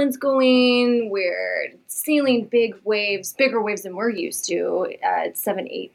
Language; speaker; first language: English; native; English